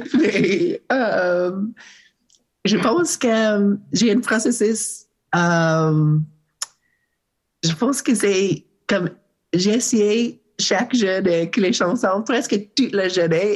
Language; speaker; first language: French; non-native, learner; English